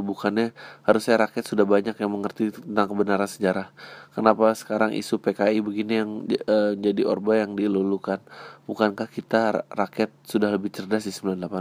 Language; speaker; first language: Indonesian; native; Indonesian